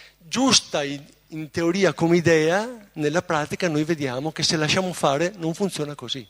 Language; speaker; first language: Italian; native; Italian